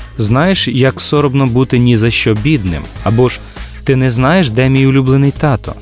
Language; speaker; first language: Ukrainian; native; Ukrainian